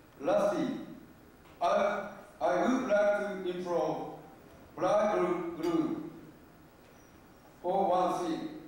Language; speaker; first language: English; non-native, learner; Japanese